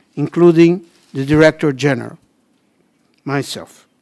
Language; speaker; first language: English; non-native, fluent; Portuguese